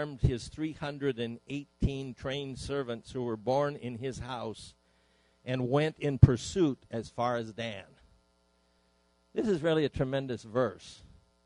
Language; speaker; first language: English; native; English